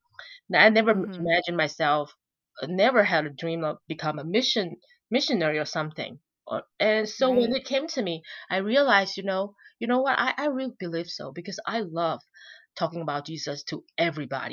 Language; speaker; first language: English; non-native, local second language; Chinese